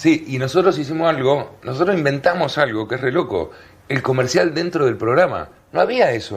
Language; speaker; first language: Spanish; native; Spanish